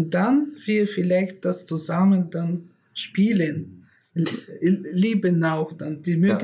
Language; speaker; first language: German; non-native, learner; Russian